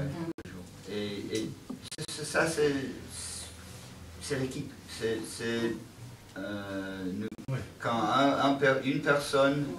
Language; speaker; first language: French; non-native, learner; English